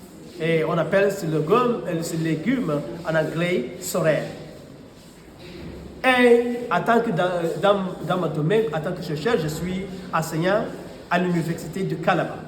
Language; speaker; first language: French; non-native, fluent; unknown